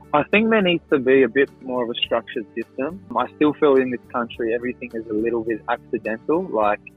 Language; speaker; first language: English; non-native, local second language; Greek